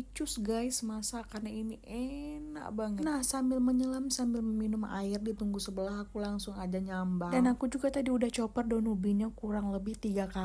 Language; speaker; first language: Indonesian; native; Indonesian